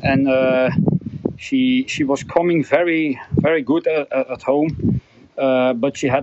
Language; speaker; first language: English; non-native, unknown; Dutch